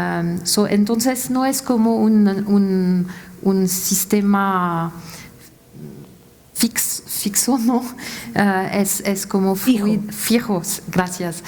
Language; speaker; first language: Spanish; non-native, fluent; French